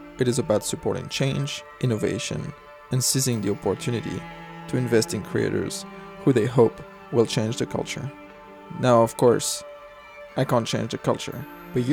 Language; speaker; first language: English; non-native, fluent; French